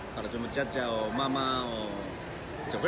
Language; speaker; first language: Spanish; non-native, learner; Japanese